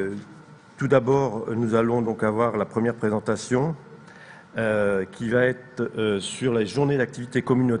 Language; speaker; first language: French; native; French